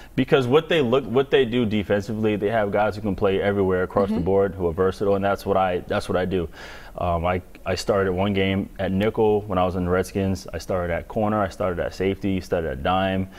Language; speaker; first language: English; native; English